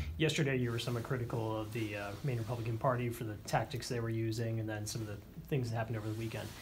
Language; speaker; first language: English; native; English